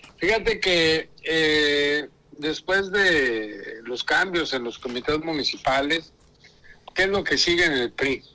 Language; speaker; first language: Spanish; native; Spanish